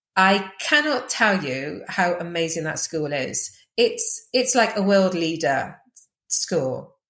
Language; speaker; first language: English; native; English